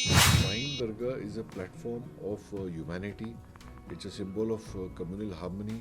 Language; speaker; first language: English; non-native, local second language; Hindi